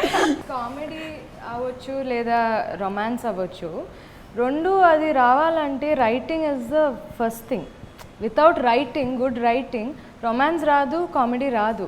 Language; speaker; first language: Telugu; non-native, fluent; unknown